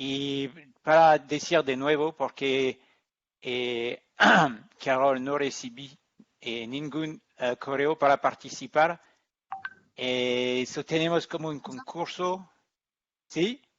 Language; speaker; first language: Spanish; non-native, learner; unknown